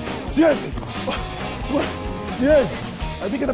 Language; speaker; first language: Spanish; native; Spanish